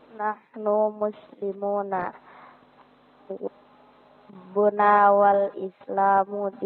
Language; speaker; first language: Arabic; non-native, learner; Indonesian